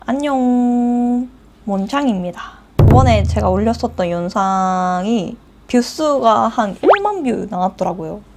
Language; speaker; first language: Korean; non-native, fluent; Japanese